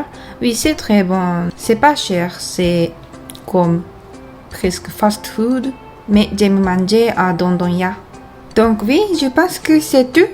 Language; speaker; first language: French; non-native, fluent; Japanese